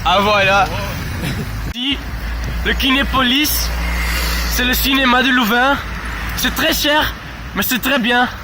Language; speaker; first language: French; non-native, learner; Dutch